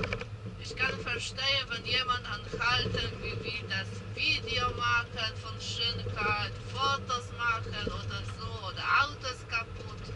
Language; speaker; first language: German; non-native, learner; Polish